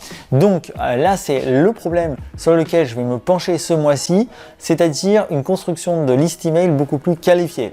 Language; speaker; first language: French; native; French